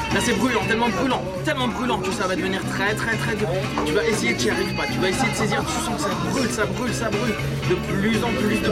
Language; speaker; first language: French; native; French